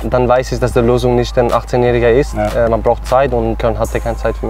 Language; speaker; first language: German; non-native, fluent; Swedish